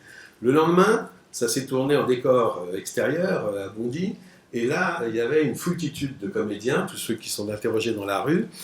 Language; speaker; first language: French; native; French